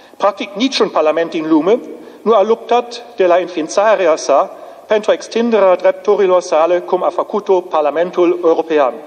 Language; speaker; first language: Romanian; non-native, fluent; German